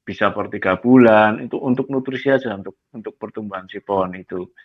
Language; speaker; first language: Malay; non-native, local second language; Javanese